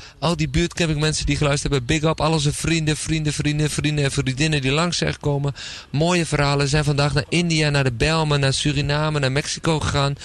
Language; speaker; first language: Dutch; native; Dutch